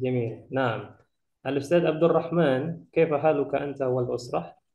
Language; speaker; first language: Arabic; non-native, fluent; Indonesian